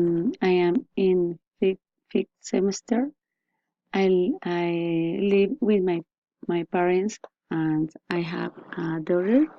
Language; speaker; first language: English; non-native, learner; Spanish